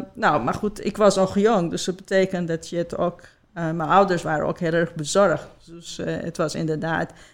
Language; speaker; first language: Dutch; non-native, fluent; Persian